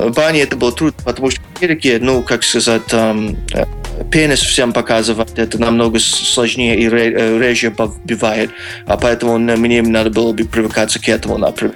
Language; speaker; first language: Russian; non-native, fluent; English